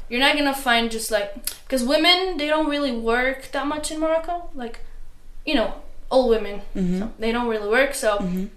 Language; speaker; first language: English; non-native, learner; Arabic